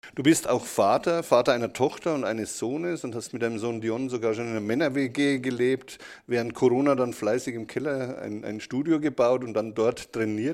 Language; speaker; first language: German; native; German